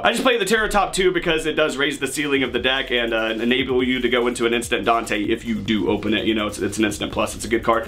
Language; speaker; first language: English; native; English